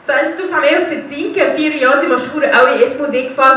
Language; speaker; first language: Arabic; native; Arabic